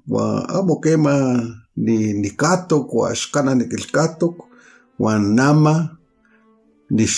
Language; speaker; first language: Spanish; non-native, local second language; Nahuatl languages